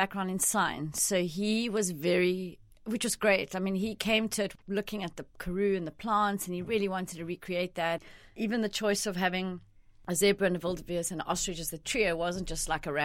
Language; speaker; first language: English; non-native, local second language; Italian